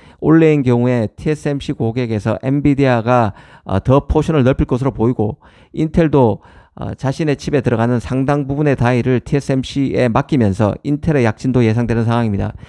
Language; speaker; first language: Korean; native; Korean